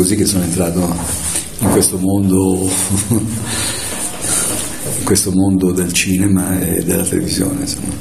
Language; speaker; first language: Italian; native; Italian